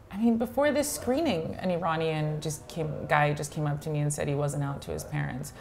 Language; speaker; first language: English; native; English